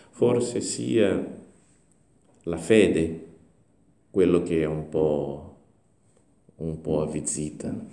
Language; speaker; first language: Italian; non-native, fluent; Portuguese